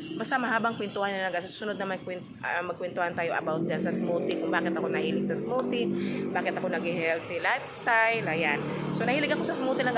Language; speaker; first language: Filipino; non-native, local second language; Cebuano